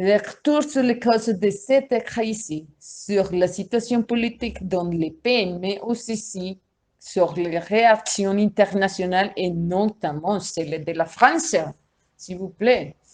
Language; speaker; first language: French; non-native, learner; Spanish